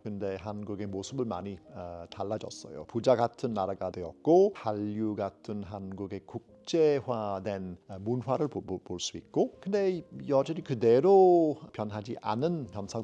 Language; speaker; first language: Korean; non-native, fluent; English